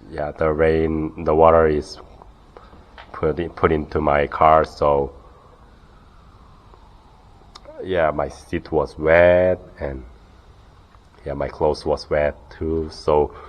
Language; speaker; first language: English; non-native, learner; Korean